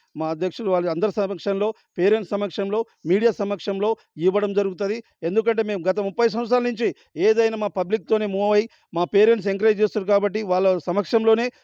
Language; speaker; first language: Telugu; native; Telugu